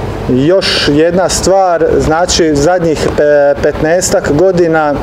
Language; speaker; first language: Serbian; native; Serbian